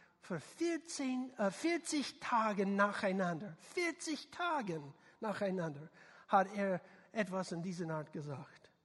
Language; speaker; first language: German; non-native, learner; English